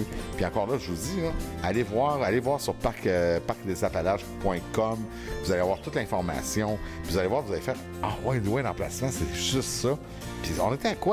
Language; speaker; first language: French; native; French